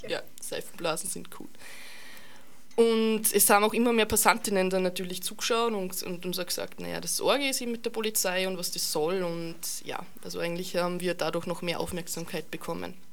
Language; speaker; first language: German; native; German